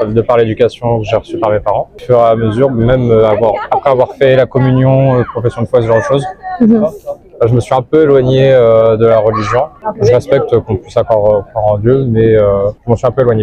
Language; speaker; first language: French; native; French